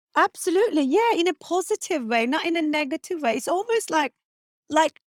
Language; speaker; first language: English; non-native, fluent; Turkish